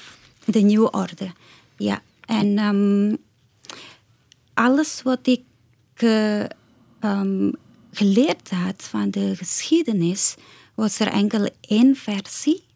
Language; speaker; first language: Dutch; non-native, fluent; Indonesian